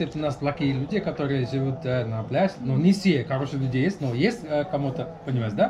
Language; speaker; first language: Russian; non-native, learner; Sinhala